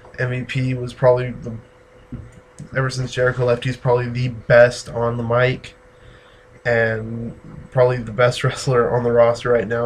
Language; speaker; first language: English; native; English